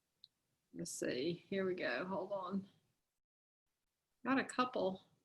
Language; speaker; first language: English; native; English